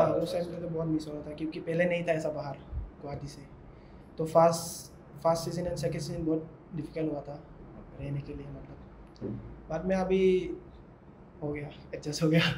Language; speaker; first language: Hindi; non-native, local second language; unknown